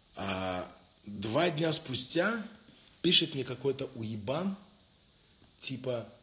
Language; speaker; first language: Russian; early bilingual, heritage; Russian